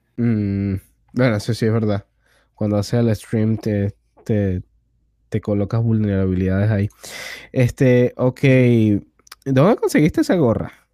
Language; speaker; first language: Spanish; native; Spanish